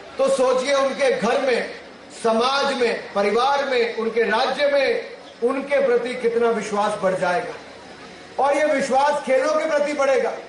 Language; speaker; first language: Hindi; native; Hindi